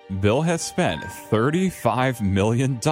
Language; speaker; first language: English; native; English